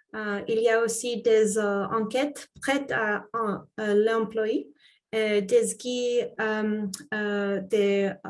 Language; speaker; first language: French; non-native, fluent; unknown